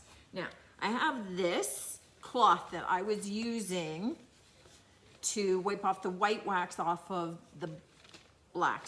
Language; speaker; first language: English; native; English